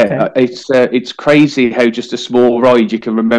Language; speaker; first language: English; native; English